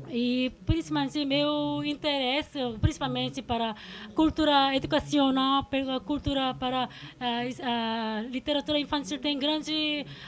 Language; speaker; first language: Portuguese; non-native, fluent; Korean